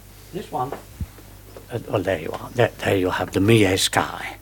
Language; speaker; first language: English; native; English